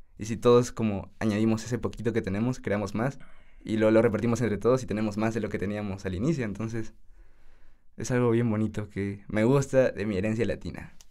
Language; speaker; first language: Spanish; native; Spanish